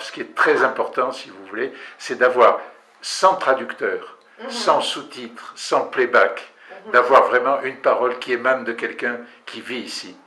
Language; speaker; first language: French; native; French